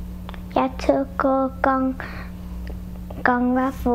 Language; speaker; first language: Vietnamese; early bilingual, heritage; Vietnamese